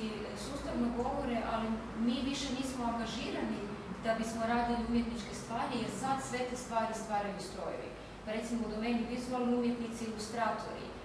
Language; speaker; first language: Croatian; native; Croatian